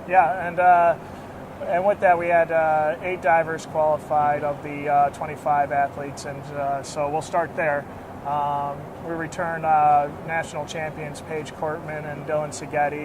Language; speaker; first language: English; native; English